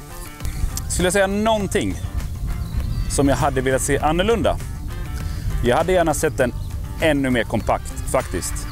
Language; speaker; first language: Swedish; native; Swedish